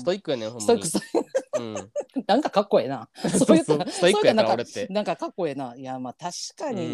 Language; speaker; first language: Japanese; native; Japanese